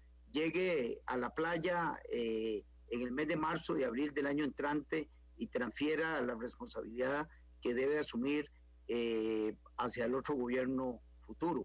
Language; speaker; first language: Spanish; native; Spanish